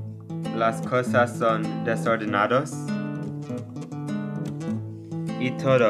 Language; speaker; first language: Spanish; non-native, learner; English